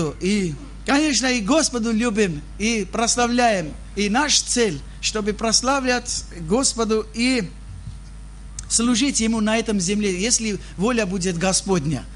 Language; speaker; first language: Russian; non-native, fluent; Armenian